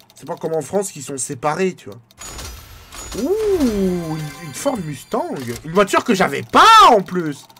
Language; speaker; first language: French; native; French